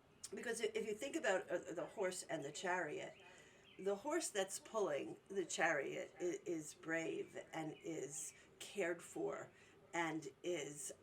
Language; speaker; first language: English; native; English